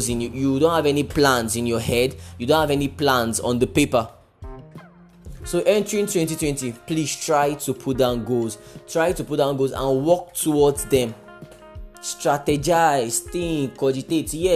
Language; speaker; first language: English; non-native, local second language; Igbo